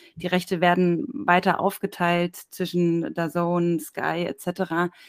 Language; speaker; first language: German; native; German